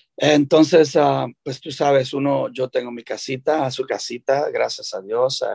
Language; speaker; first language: Spanish; native; Spanish